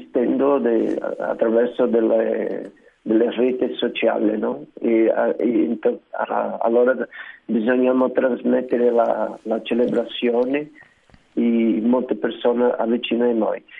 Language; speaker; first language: Italian; non-native, learner; Portuguese